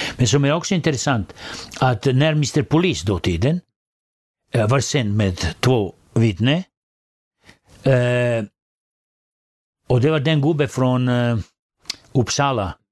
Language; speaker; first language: Swedish; non-native, fluent; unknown